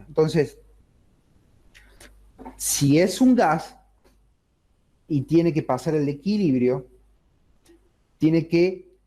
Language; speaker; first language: Spanish; native; Spanish